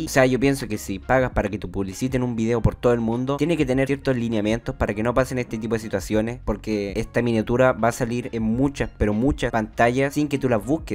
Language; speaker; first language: Spanish; native; Spanish